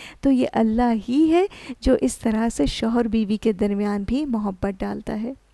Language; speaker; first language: Urdu; native; Urdu